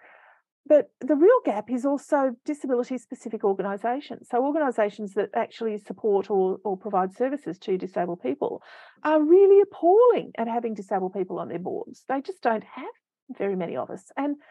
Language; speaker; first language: English; native; English